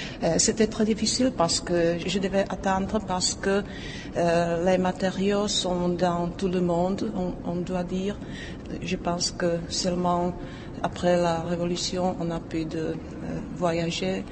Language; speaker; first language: French; non-native, fluent; Czech